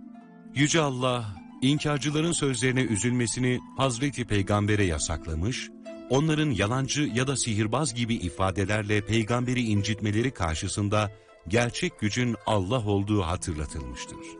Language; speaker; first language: Turkish; native; Turkish